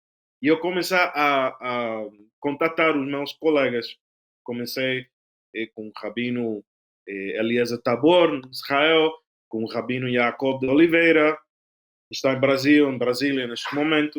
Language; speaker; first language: Portuguese; non-native, fluent; Spanish